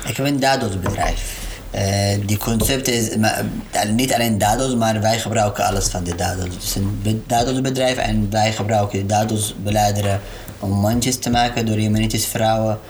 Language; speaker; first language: Dutch; non-native, learner; Arabic